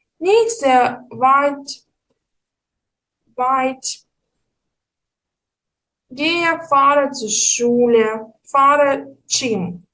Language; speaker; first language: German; non-native, fluent; Ukrainian